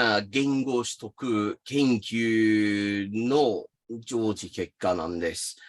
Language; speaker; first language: Japanese; non-native, fluent; English